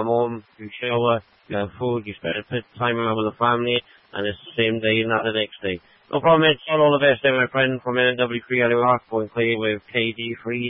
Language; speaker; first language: English; native; English